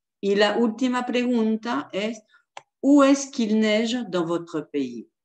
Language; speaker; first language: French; non-native, fluent; Spanish